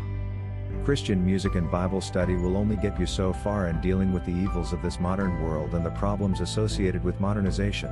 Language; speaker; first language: English; native; English